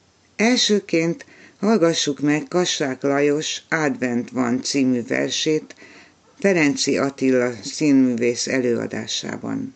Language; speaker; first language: Hungarian; native; Hungarian